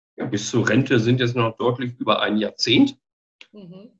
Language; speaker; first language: German; native; German